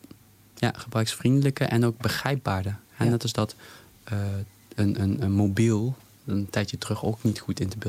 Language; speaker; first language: Dutch; native; Dutch